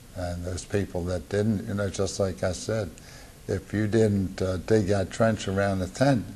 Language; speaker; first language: English; native; English